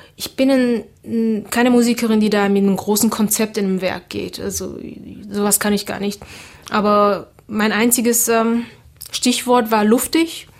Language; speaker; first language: German; early bilingual, other home language; Seselwa Creole French